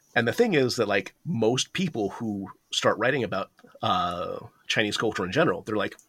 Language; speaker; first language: English; early bilingual, other home language; Japanese